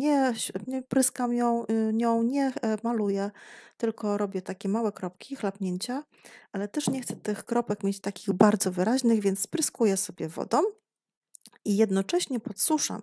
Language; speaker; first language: Polish; native; Polish